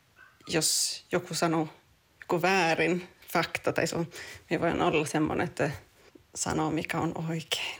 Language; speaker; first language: Finnish; non-native, local second language; Swedish